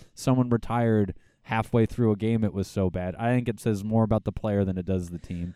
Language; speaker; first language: English; native; English